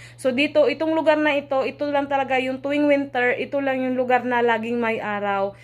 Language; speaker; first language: Filipino; non-native, local second language; Cebuano